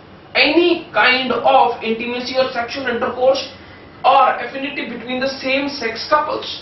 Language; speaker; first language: English; non-native, local second language; Hindi